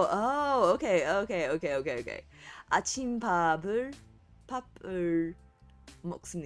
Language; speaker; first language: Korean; non-native, learner; English